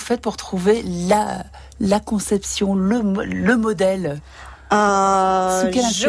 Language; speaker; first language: French; native; French